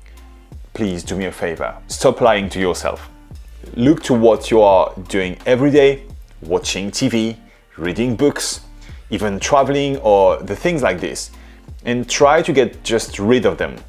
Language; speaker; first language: English; non-native, fluent; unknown